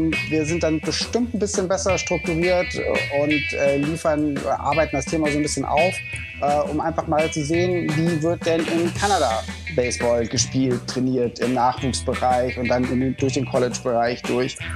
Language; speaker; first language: German; native; German